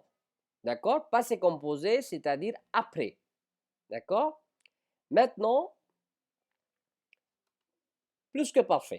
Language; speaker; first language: French; non-native, fluent; Hindi